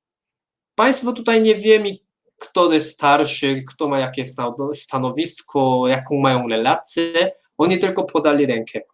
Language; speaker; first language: Polish; non-native, fluent; Korean